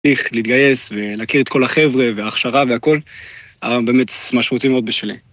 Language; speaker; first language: Hebrew; non-native, fluent; German